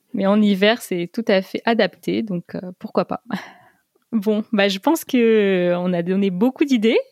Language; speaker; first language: French; native; French